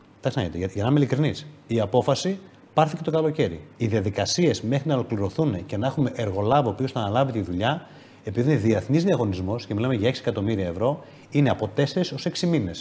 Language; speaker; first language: Greek; native; Greek